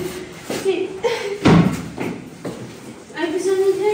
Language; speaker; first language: Italian; non-native, learner; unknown